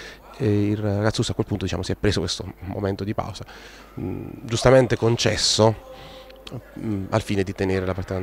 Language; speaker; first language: Italian; native; Italian